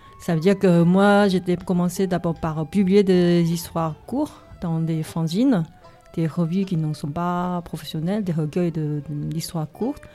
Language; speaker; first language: French; non-native, fluent; Chinese